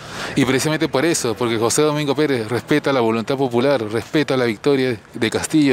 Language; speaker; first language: Spanish; native; Spanish